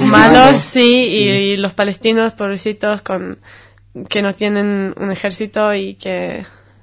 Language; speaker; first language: Spanish; non-native, fluent; Hebrew